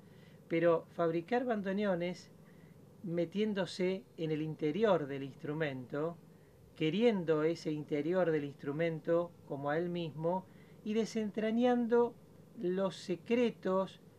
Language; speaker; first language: Spanish; native; Spanish